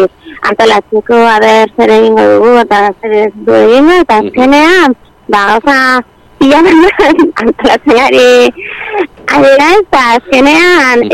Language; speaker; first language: Basque; non-native, local second language; Spanish